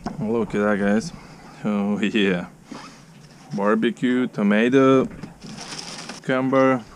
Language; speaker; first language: English; non-native, learner; Ukrainian